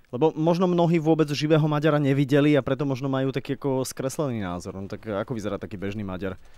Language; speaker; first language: Slovak; native; Slovak